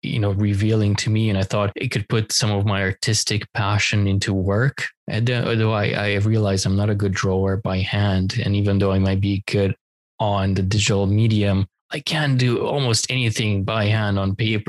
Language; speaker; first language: English; non-native, fluent; Romanian